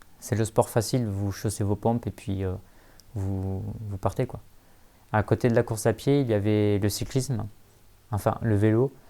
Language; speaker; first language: French; native; French